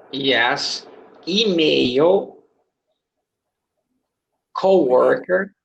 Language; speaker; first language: English; non-native, learner; Portuguese